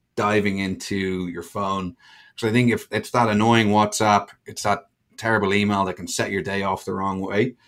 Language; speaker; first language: English; native; English